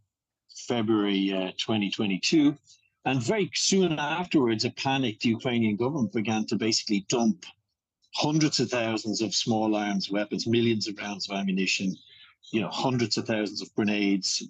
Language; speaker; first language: English; native; English